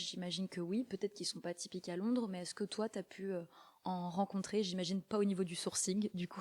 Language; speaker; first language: French; native; French